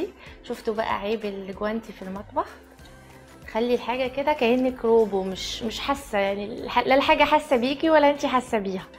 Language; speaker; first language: Arabic; native; Arabic